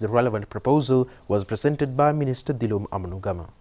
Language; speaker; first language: English; non-native, local second language; Sinhala